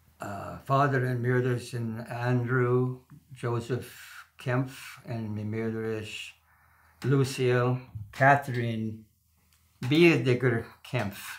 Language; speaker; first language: English; non-native, learner; German